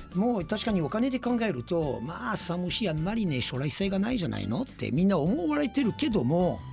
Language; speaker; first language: Japanese; non-native, fluent; French